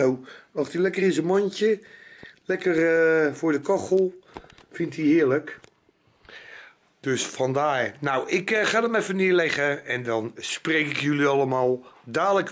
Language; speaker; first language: Dutch; native; Dutch